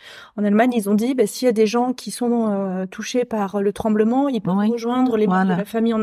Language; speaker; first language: French; native; French